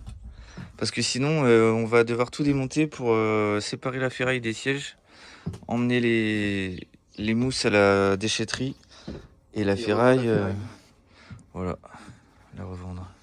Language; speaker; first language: French; native; French